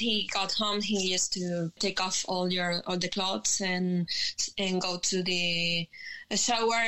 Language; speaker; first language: English; non-native, learner; Spanish